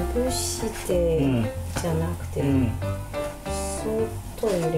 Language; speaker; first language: Japanese; non-native, fluent; Chinese